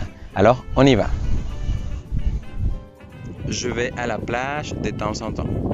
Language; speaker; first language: French; non-native, fluent; Spanish